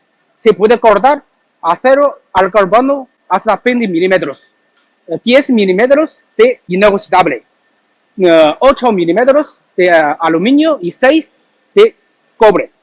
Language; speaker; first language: Spanish; non-native, learner; Chinese